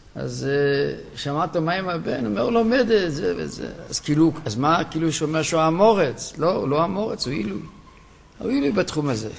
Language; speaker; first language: Hebrew; non-native, local second language; Yiddish